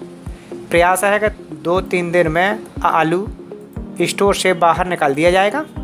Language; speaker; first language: Hindi; native; Hindi